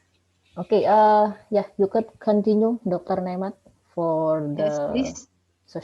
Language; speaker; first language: English; non-native, learner; Indonesian